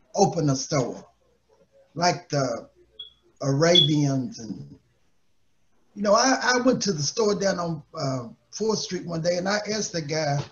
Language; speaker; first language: English; native; English